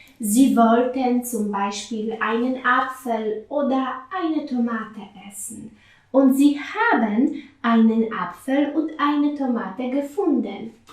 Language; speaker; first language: German; non-native, fluent; Polish